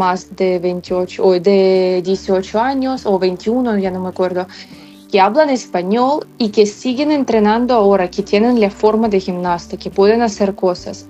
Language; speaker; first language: Spanish; non-native, fluent; Ukrainian